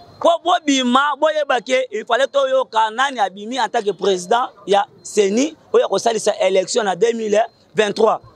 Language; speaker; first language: Lingala; native; Lingala